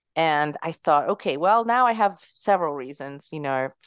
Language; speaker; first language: English; early bilingual, other home language; Spanish